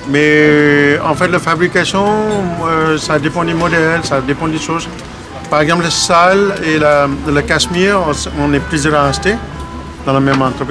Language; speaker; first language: French; non-native, learner; Nepali